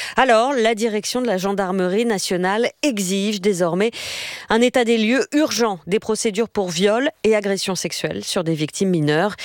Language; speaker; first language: French; native; French